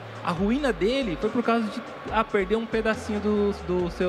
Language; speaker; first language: Portuguese; native; Portuguese